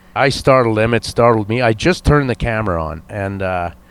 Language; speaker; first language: English; native; English